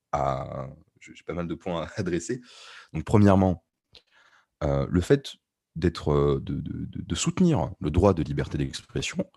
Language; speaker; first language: French; non-native, local second language; Arabic